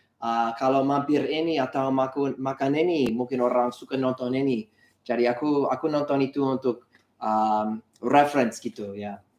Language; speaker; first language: Indonesian; non-native, learner; English